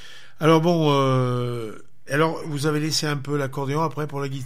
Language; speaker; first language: French; native; French